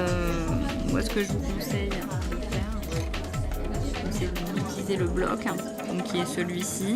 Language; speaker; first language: French; native; French